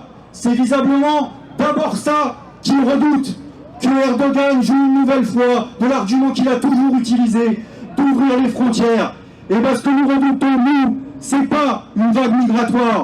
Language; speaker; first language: French; native; French